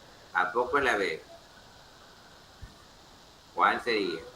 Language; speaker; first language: Spanish; native; Spanish